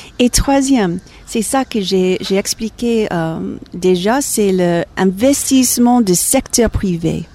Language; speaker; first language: French; non-native, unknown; English